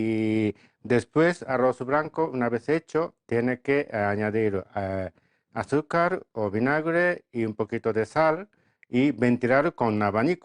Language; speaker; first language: Spanish; non-native, fluent; Japanese